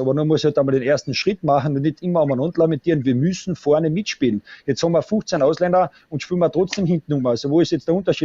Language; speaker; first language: German; native; German